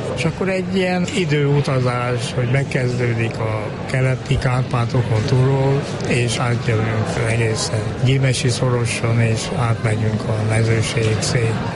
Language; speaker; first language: Hungarian; native; Hungarian